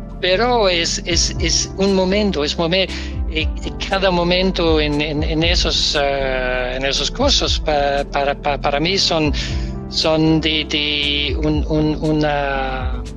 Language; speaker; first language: Spanish; non-native, learner; Danish